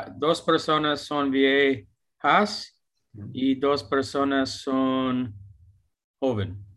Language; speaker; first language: Spanish; non-native, learner; English